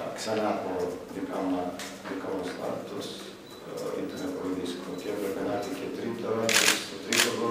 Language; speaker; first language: Greek; non-native, fluent; Serbian